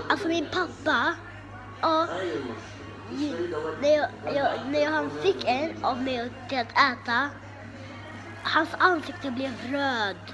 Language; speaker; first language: Swedish; early bilingual, other home language; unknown